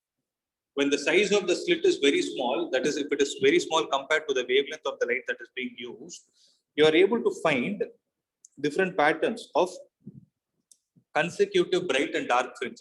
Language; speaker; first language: English; non-native, local second language; Tamil